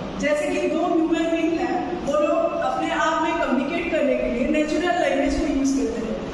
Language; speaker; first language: Hindi; non-native, local second language; Odia